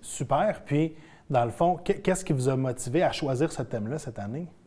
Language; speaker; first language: French; native; French